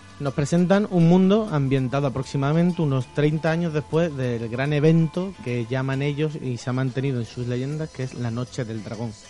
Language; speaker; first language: Spanish; native; Spanish